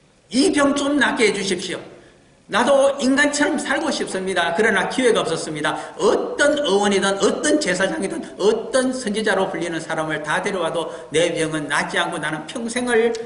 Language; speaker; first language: Korean; native; Korean